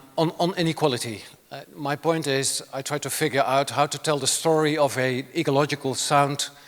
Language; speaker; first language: English; non-native, fluent; Dutch